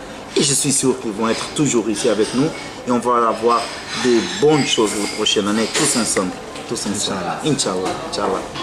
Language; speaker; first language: French; non-native, fluent; Portuguese